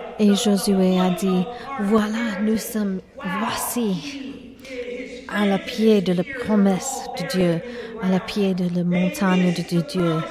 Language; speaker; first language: French; non-native, learner; English